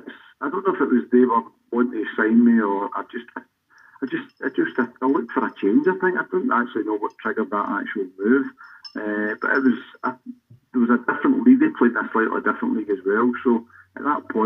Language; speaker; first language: English; native; English